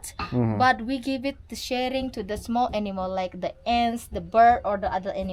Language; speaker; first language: English; non-native, fluent; Indonesian